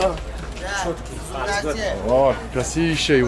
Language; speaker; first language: Russian; non-native, learner; French